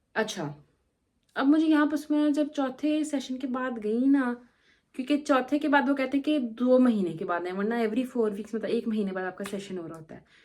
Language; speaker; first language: Urdu; non-native, local second language; Punjabi